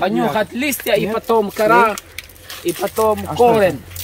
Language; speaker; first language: Russian; non-native, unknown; Swahili